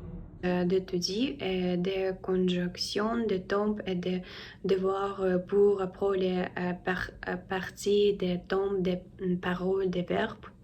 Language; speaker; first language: French; non-native, learner; Russian